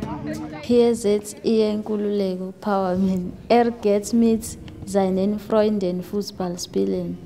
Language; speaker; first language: German; non-native, learner; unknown